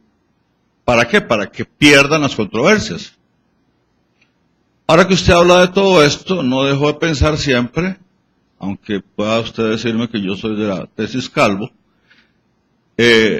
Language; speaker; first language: Spanish; native; Spanish